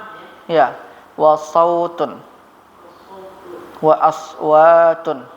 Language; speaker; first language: Arabic; non-native, fluent; Indonesian